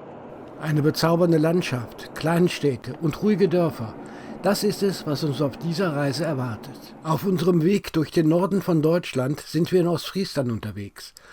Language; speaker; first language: German; native; German